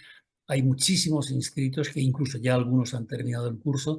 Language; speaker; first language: Spanish; native; Spanish